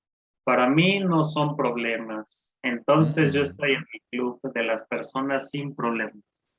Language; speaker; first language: Spanish; non-native, fluent; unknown